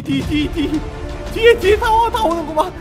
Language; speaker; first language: Korean; native; Korean